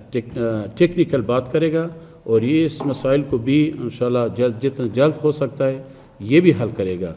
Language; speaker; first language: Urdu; non-native, fluent; Persian